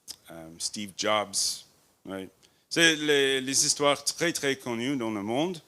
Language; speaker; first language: French; non-native, learner; English